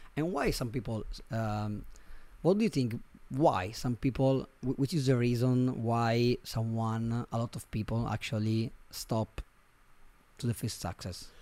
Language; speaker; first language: English; non-native, fluent; Italian